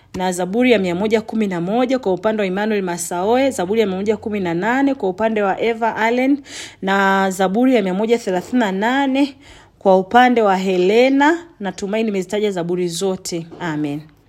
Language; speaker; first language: Swahili; native; Swahili